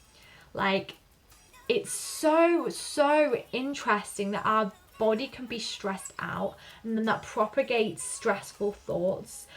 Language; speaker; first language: English; native; English